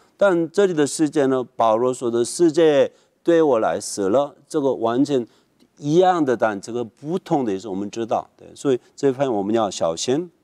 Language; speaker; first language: Chinese; non-native, fluent; Korean